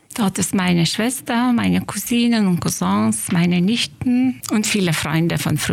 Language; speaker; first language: German; non-native, fluent; Lithuanian